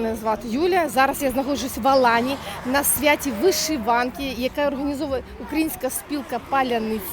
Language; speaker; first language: Ukrainian; native; Ukrainian